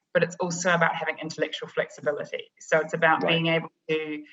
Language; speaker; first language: English; native; English